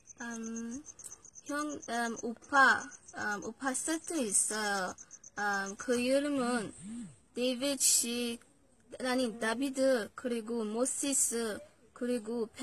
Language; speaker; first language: Korean; non-native, learner; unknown